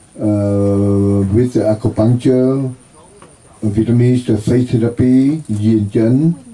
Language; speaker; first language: English; non-native, learner; Vietnamese